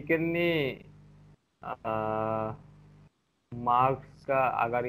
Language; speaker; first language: Japanese; non-native, learner; Bangla